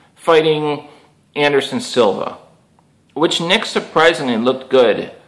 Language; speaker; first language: English; native; English